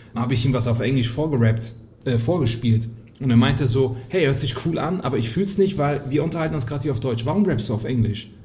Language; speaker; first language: German; early bilingual, heritage; Polish